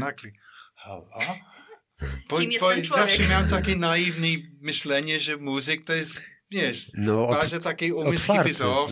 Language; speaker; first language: Polish; non-native, fluent; English